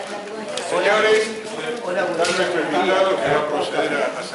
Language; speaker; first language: Spanish; native; Spanish